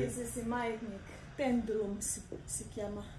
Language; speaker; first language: Italian; non-native, learner; Russian